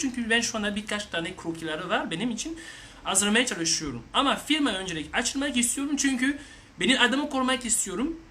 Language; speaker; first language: Turkish; non-native, learner; French